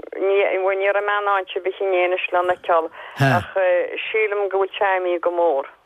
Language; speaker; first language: Irish; native; Irish